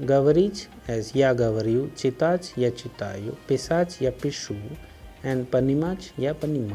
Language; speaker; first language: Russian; non-native, fluent; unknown